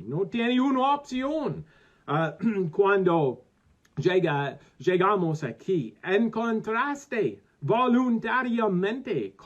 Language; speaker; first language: Spanish; non-native, learner; English